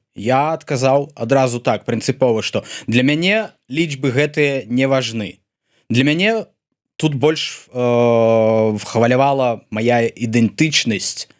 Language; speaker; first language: Belarusian; non-native, local second language; Russian